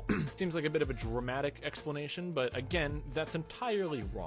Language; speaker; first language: English; native; English